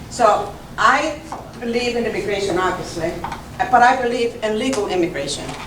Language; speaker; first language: English; early bilingual, other home language; Italian